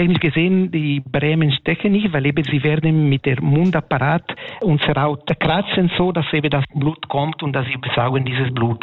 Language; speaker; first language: German; non-native, fluent; Italian